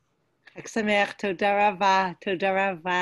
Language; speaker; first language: Hebrew; non-native, fluent; English